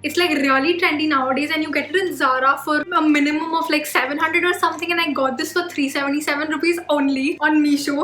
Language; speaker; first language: English; non-native, local second language; Hindi